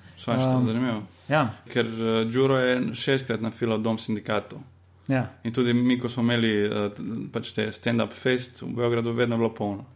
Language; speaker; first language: Slovenian; native; Slovenian